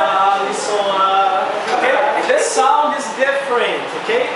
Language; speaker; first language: English; non-native, fluent; Portuguese